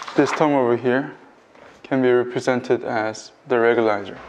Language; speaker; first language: English; non-native, fluent; Korean